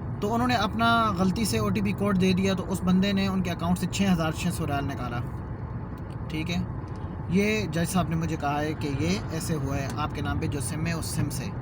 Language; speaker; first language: Urdu; non-native, local second language; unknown